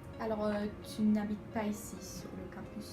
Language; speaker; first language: French; non-native, learner; English